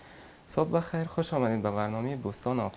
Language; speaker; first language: Persian; native; Persian